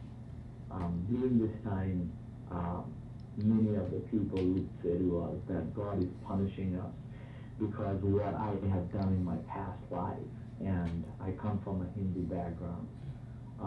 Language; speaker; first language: English; non-native, local second language; Bangla